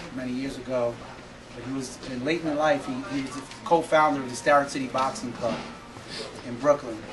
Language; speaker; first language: English; native; English